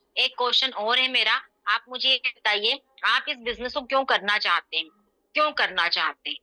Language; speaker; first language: Hindi; native; Hindi